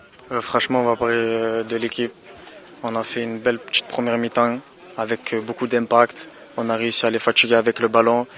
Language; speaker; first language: French; native; French